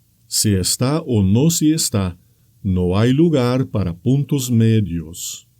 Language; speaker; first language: Spanish; non-native, fluent; Portuguese